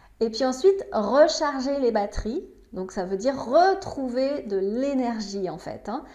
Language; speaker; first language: French; native; French